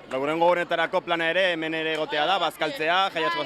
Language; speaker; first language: Basque; native; Basque